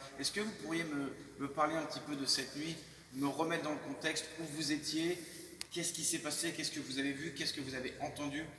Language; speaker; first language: French; native; French